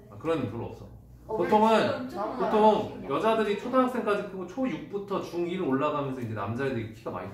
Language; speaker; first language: Korean; native; Korean